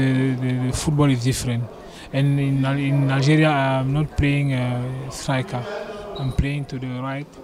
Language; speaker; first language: English; non-native, learner; French